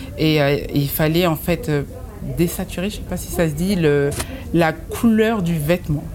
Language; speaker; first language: French; non-native, local second language; Fula